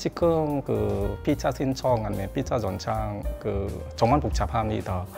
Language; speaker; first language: Korean; non-native, learner; Vietnamese